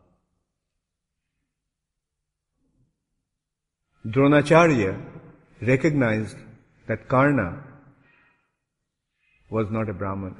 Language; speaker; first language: English; non-native, local second language; Bangla